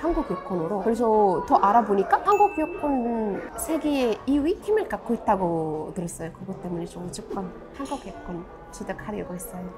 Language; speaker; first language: Korean; non-native, fluent; Arabic